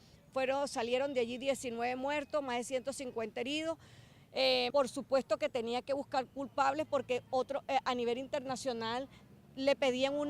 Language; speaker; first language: Spanish; native; Spanish